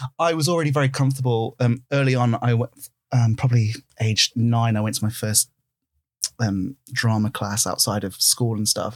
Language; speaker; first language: English; native; English